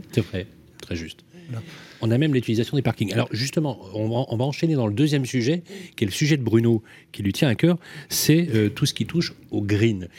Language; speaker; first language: French; native; French